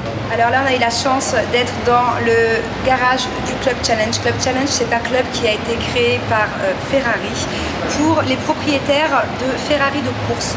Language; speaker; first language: French; native; French